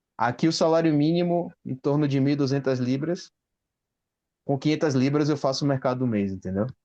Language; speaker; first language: Portuguese; native; Portuguese